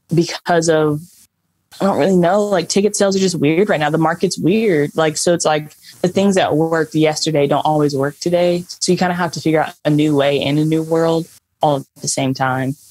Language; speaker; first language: English; native; English